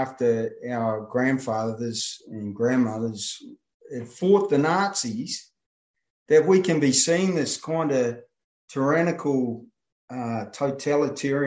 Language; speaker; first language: English; native; English